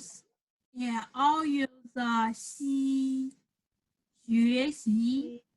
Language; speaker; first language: Chinese; non-native, fluent; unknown